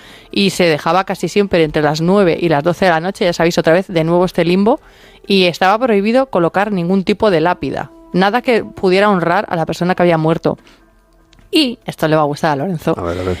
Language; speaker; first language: Spanish; native; Spanish